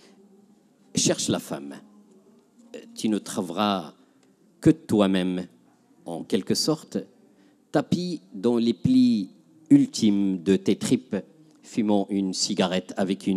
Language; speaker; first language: French; non-native, local second language; Arabic